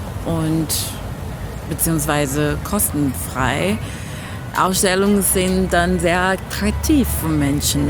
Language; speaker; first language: German; non-native, fluent; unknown